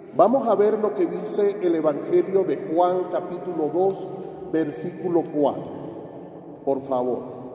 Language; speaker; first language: Spanish; native; Spanish